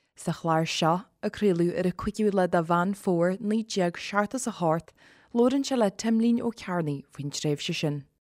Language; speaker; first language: Irish; native; Irish